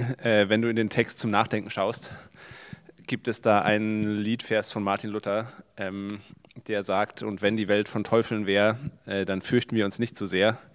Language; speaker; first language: German; native; German